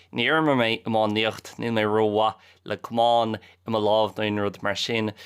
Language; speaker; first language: Irish; native; Irish